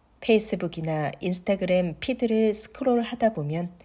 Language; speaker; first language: Korean; native; Korean